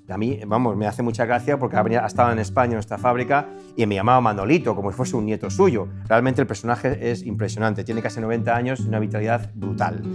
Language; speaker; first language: Spanish; early bilingual, heritage; Spanish